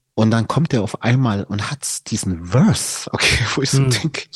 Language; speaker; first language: German; native; German